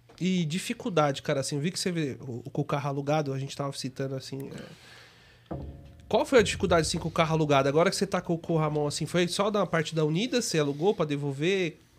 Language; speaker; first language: Portuguese; native; Portuguese